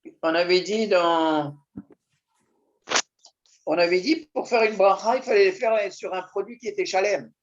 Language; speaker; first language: French; native; French